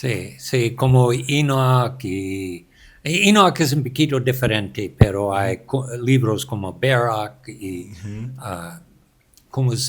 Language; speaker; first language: Spanish; non-native, learner; English